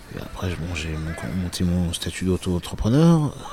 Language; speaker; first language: French; native; French